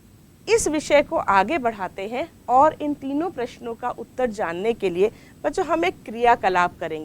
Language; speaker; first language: Hindi; native; Hindi